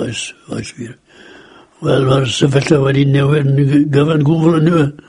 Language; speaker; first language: Welsh; native; Welsh